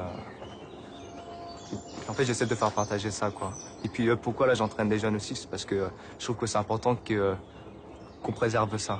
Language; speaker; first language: French; native; French